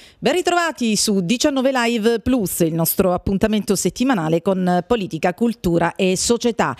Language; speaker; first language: Italian; native; Italian